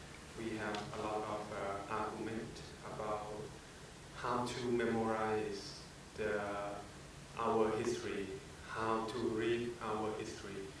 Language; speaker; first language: English; non-native, fluent; Thai